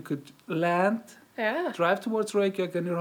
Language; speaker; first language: English; non-native, fluent; Icelandic